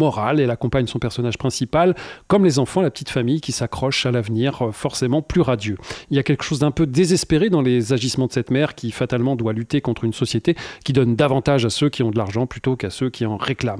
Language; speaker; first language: French; native; French